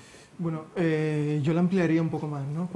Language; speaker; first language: Spanish; native; Spanish